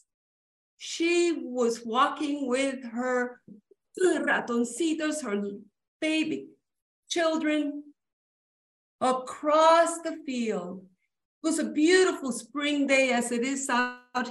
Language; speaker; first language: English; early bilingual, other home language; Spanish